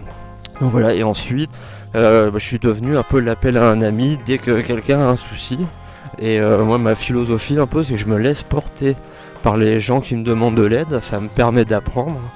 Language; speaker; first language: French; native; French